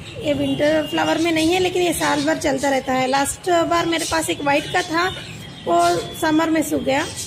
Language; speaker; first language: Hindi; non-native, local second language; Kannada